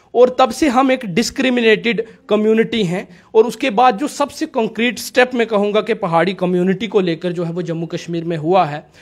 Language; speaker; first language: Hindi; native; Hindi